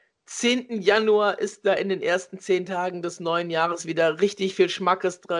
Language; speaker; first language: German; native; German